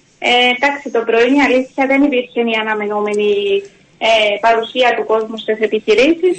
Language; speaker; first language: Greek; native; Greek